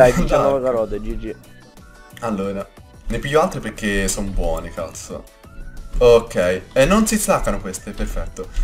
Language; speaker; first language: Italian; native; Italian